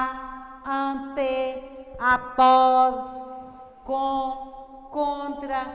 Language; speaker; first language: Portuguese; native; Portuguese